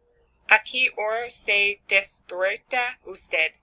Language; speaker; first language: Spanish; non-native, learner; English